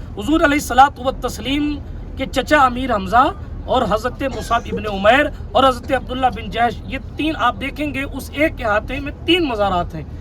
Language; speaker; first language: Urdu; native; Urdu